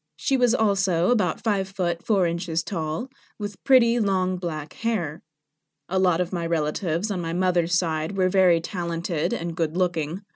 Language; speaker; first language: English; non-native, fluent; Thai